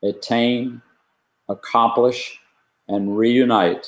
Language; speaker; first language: English; native; English